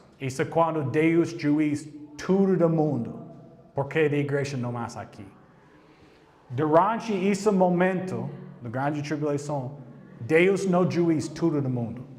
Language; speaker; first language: Portuguese; non-native, learner; English